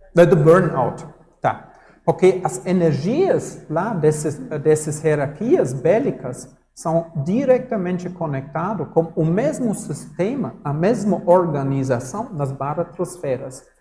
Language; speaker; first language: Portuguese; non-native, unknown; German